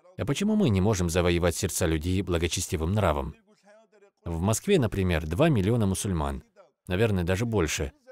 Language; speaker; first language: Russian; non-native, local second language; Avaric